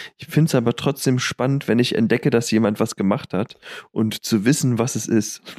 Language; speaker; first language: German; native; German